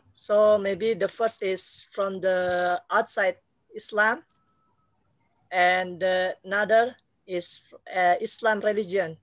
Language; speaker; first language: English; non-native, learner; Indonesian